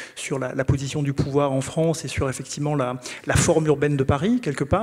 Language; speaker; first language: French; native; French